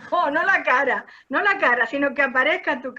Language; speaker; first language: Spanish; native; Spanish